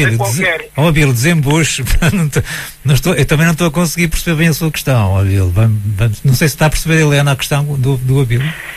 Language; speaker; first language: Portuguese; native; Portuguese